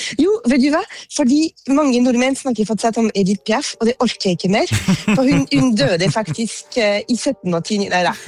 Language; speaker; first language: Norwegian; non-native, fluent; French